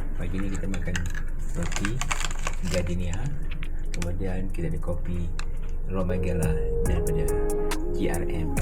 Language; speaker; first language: Malay; native; Malay